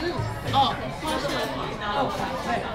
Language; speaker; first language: Chinese; non-native, learner; English